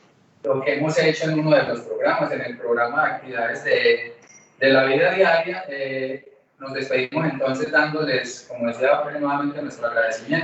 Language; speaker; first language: Spanish; native; Spanish